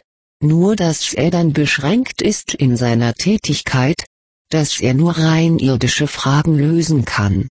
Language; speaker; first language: German; native; German